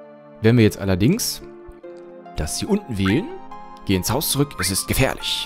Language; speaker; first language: German; native; German